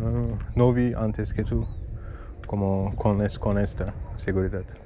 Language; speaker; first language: Spanish; non-native, learner; Turkish